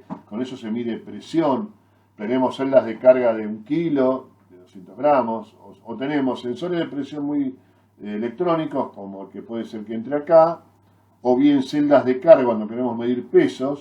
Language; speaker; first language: Spanish; native; Spanish